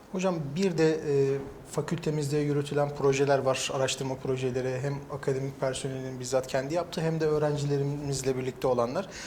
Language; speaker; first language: Turkish; native; Turkish